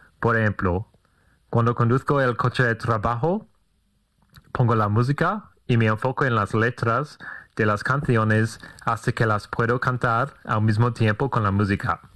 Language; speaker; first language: Spanish; non-native, fluent; English